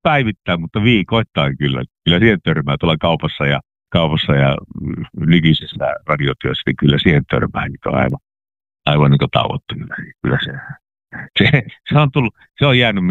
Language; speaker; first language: Finnish; native; Finnish